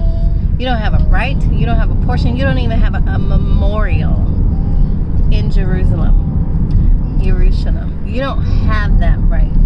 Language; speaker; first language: English; native; English